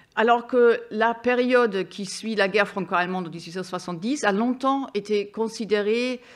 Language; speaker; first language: French; non-native, fluent; German